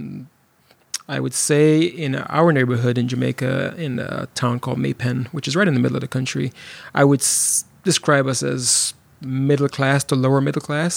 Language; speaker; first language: English; non-native, local second language; Jamaican Creole English